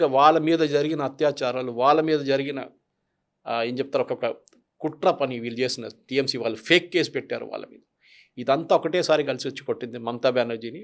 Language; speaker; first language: Telugu; non-native, fluent; Malayalam